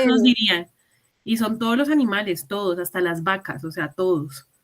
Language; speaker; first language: Spanish; native; Spanish